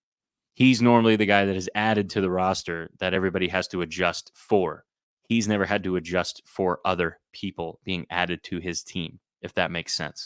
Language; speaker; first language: English; native; English